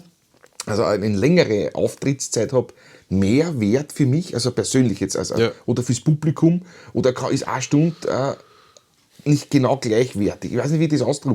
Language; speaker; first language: German; native; German